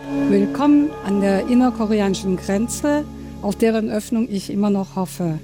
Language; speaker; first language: German; non-native, fluent; Korean